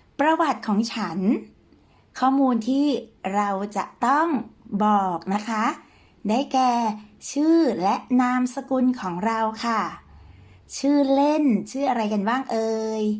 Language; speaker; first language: Thai; native; Thai